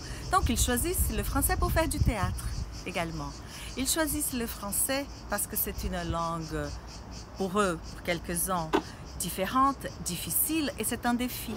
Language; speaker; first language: French; non-native, fluent; Portuguese